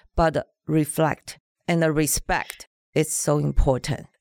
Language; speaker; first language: English; non-native, learner; Chinese